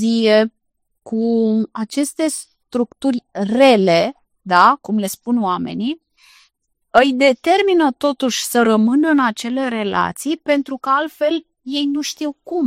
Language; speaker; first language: Romanian; native; Romanian